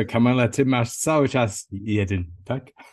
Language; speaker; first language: Polish; non-native, learner; English